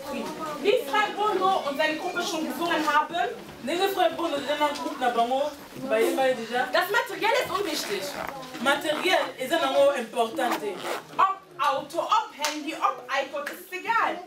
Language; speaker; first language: German; early bilingual, heritage; Lingala